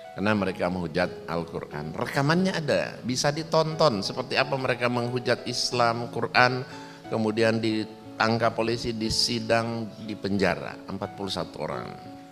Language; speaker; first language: Indonesian; native; Indonesian